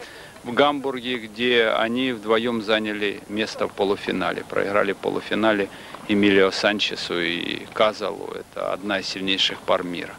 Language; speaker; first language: Russian; native; Russian